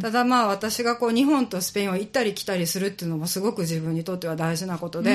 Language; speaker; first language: Japanese; native; Japanese